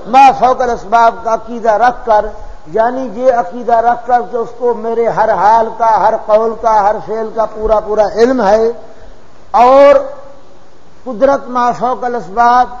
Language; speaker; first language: Urdu; non-native, local second language; Punjabi